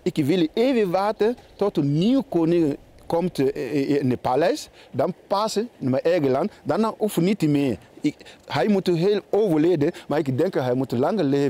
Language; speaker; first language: Dutch; non-native, learner; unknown